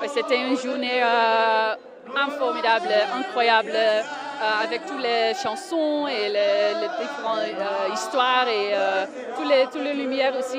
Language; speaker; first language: French; non-native, learner; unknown